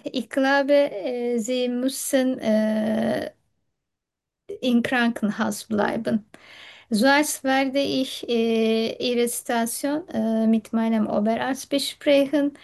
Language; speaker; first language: German; non-native, learner; Turkish